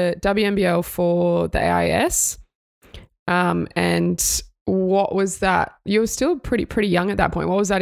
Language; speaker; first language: English; native; English